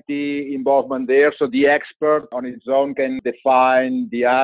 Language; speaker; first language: English; non-native, fluent; Spanish